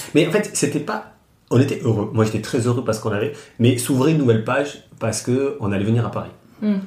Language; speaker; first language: French; native; French